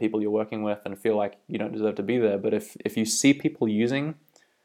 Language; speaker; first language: English; native; English